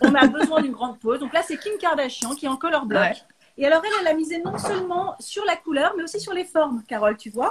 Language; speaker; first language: French; native; French